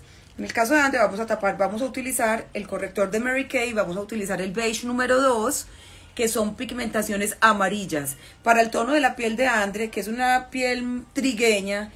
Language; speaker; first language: Spanish; native; Spanish